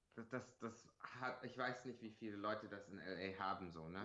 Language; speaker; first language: German; native; German